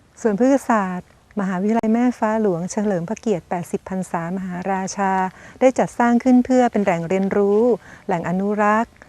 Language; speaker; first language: Thai; native; Thai